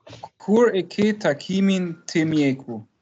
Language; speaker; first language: Albanian; non-native, learner; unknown